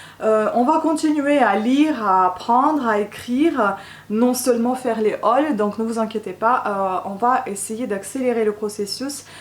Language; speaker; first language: French; non-native, fluent; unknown